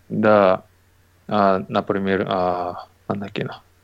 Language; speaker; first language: Russian; non-native, learner; Japanese